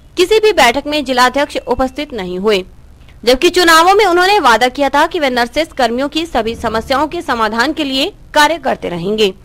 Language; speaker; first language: Hindi; native; Hindi